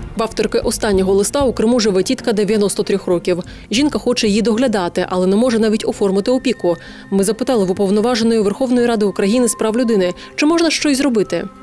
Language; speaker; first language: Ukrainian; native; Ukrainian